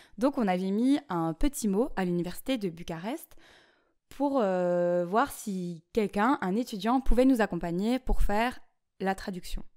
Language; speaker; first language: French; native; French